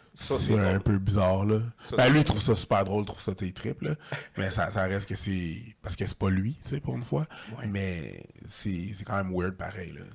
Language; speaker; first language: French; native; French